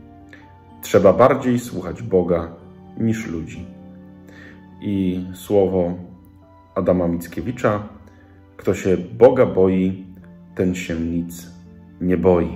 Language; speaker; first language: Polish; native; Polish